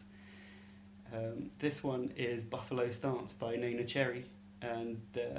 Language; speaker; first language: English; native; English